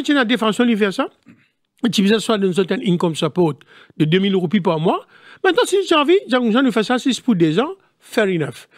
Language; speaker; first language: French; non-native, local second language; Morisyen